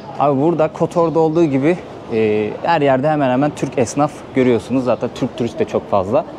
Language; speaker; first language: Turkish; native; Turkish